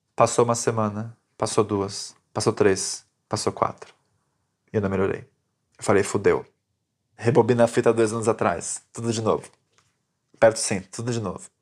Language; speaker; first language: Portuguese; native; Portuguese